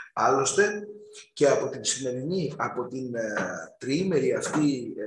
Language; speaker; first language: Greek; native; Greek